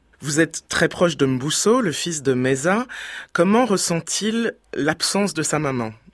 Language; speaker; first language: French; native; French